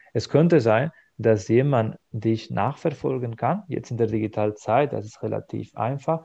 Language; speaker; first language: German; non-native, fluent; Spanish